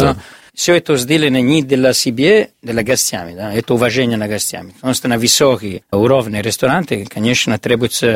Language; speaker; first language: Russian; non-native, learner; Italian